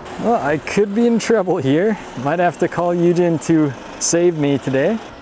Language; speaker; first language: English; native; English